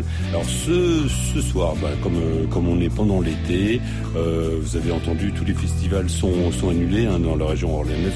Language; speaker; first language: French; native; French